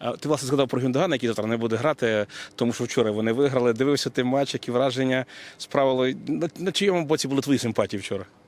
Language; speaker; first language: Ukrainian; native; Ukrainian